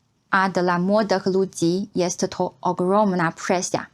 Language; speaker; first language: Polish; non-native, fluent; Chinese